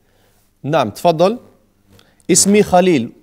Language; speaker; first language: Arabic; non-native, fluent; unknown